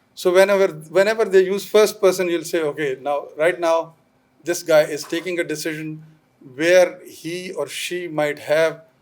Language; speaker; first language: English; non-native, local second language; Urdu